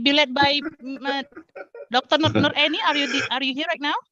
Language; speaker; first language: English; non-native, fluent; Indonesian